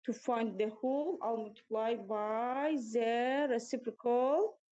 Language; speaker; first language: English; non-native, fluent; Azerbaijani